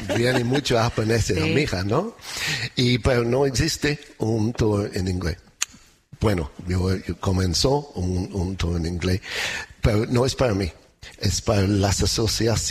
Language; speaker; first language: Spanish; non-native, learner; English